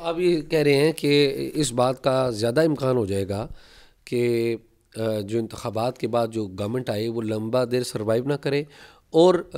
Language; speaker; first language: Urdu; native; Urdu